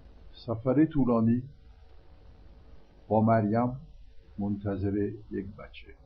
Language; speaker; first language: Persian; non-native, fluent; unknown